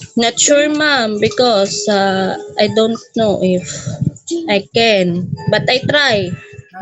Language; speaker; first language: English; non-native, local second language; Filipino